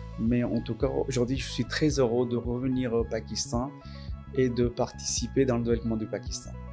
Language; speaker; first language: French; non-native, fluent; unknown